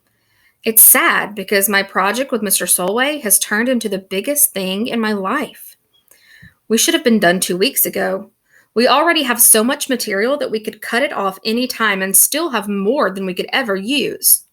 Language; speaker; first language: English; native; English